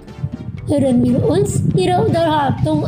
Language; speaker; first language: German; non-native, fluent; Indonesian